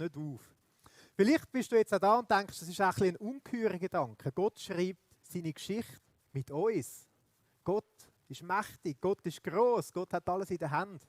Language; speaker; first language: German; native; German